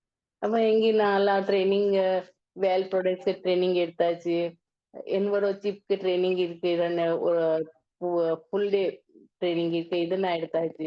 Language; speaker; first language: Tamil; non-native, learner; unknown